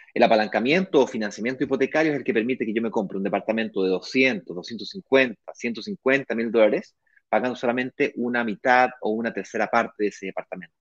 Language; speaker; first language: Spanish; native; Spanish